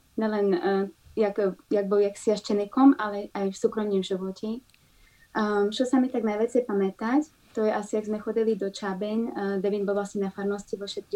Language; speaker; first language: Slovak; non-native, local second language; Rusyn